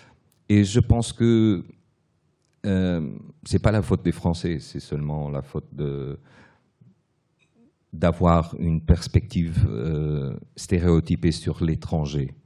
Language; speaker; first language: French; early bilingual, other home language; Portuguese